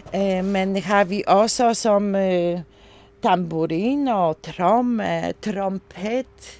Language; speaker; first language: Danish; non-native, learner; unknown